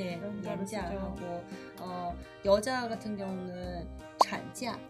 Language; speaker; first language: Korean; non-native, fluent; Chinese